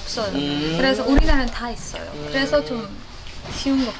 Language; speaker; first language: Korean; non-native, fluent; Uzbek